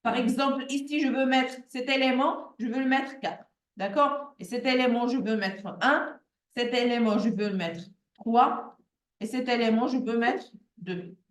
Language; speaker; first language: French; non-native, local second language; Arabic